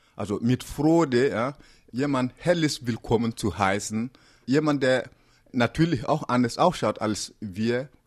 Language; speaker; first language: German; non-native, fluent; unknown